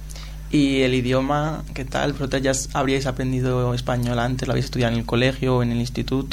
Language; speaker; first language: Spanish; native; Spanish